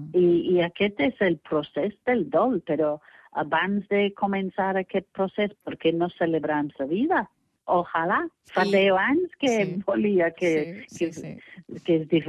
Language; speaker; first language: Catalan; non-native, fluent; English